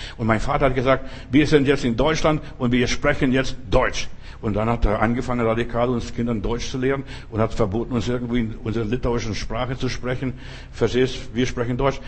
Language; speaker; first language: German; non-native, fluent; Lithuanian